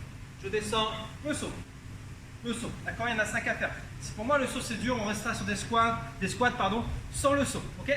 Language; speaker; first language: French; native; French